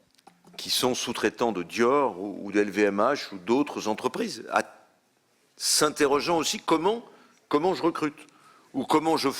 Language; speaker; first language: French; native; French